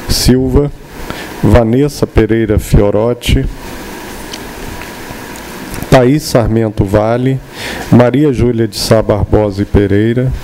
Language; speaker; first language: Portuguese; native; Portuguese